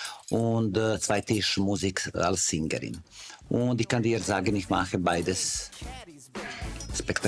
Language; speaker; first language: German; non-native, learner; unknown